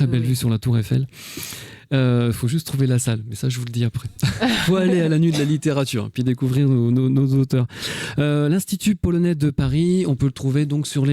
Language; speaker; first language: French; native; French